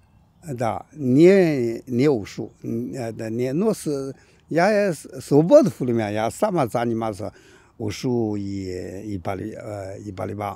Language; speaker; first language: Russian; non-native, learner; Chinese